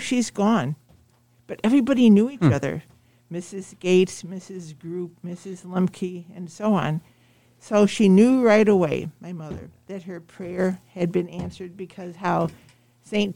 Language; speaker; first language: English; native; English